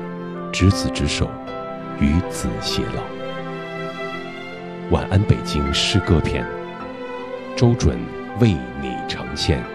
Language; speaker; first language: Chinese; native; Chinese